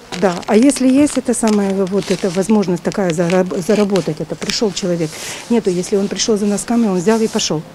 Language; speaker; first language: Russian; native; Russian